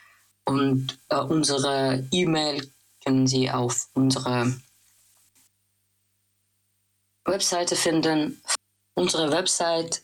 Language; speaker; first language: German; non-native, fluent; Russian